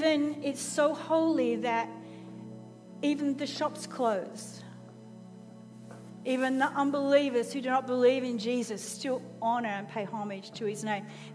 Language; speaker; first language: English; native; English